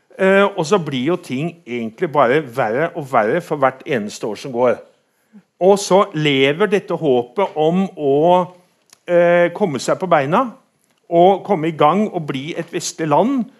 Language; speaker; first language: Norwegian; native; Norwegian